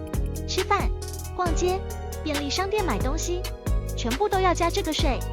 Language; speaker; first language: Chinese; native; Chinese